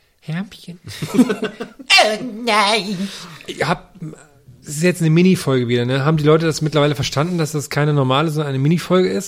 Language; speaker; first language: German; native; German